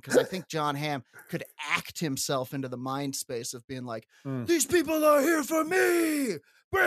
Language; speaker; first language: English; native; English